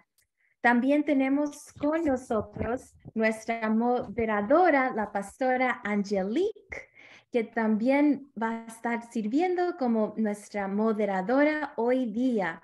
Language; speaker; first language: Spanish; early bilingual, heritage; Spanish